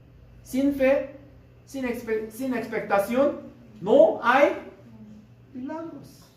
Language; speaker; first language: Spanish; non-native, learner; Korean